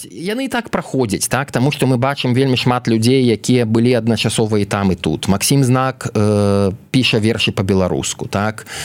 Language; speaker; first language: Belarusian; native; Belarusian